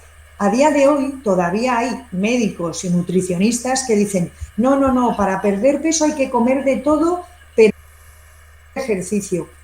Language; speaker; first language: Spanish; native; Spanish